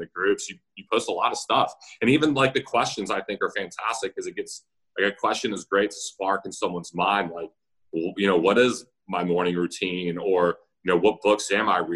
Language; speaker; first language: English; native; English